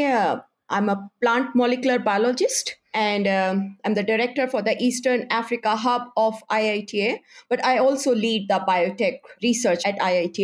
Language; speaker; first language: English; non-native, local second language; Hindi